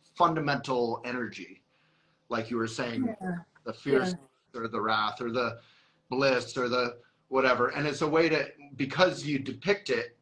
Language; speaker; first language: English; native; English